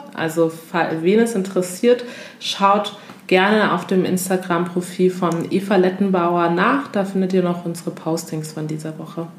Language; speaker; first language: German; early bilingual, other home language; Ewe